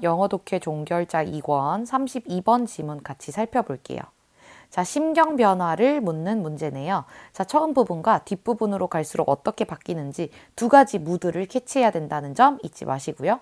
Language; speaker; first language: Korean; native; Korean